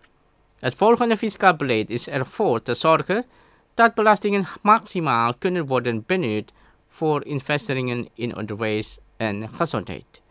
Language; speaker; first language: Dutch; non-native, learner; Indonesian